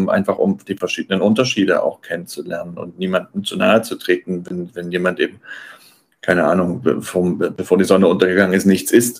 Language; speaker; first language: German; native; German